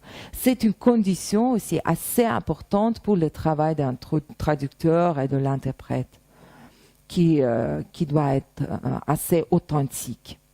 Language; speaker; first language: French; non-native, fluent; Russian